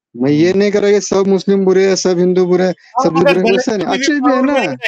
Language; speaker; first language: Hindi; non-native, local second language; Marathi